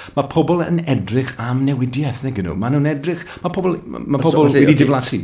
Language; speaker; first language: Welsh; native; Welsh